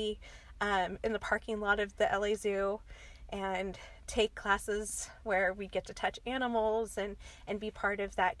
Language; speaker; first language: English; native; English